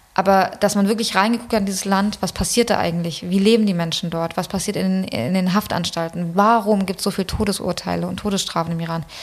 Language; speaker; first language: German; early bilingual, other home language; Persian